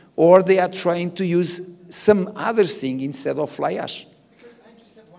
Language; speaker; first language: English; non-native, fluent; Portuguese